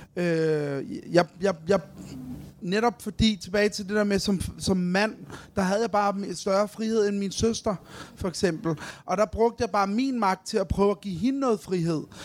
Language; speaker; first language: Danish; early bilingual, other home language; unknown